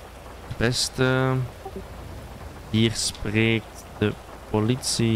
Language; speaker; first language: Dutch; native; Dutch